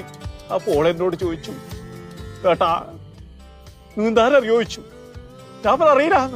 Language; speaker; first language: Malayalam; native; Malayalam